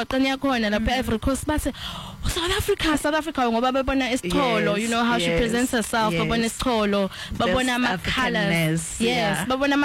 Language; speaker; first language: English; non-native, local second language; Zulu